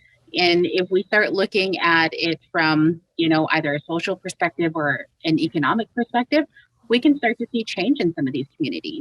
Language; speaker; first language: English; native; English